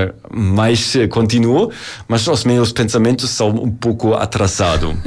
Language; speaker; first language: Portuguese; non-native, learner; German